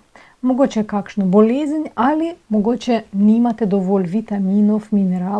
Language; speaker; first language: Slovenian; non-native, fluent; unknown